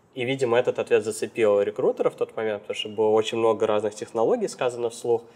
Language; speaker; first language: Russian; native; Russian